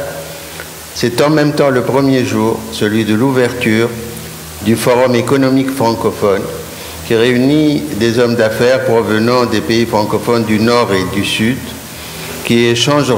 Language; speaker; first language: French; non-native, local second language; Arabic